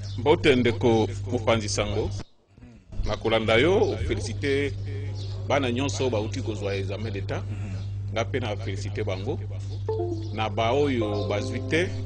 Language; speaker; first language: Lingala; native; Lingala